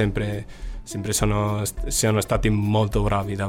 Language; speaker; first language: Italian; non-native, fluent; Spanish